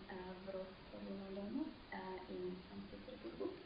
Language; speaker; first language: Russian; non-native, learner; English